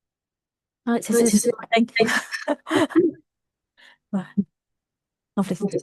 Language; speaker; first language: Japanese; non-native, learner; Indonesian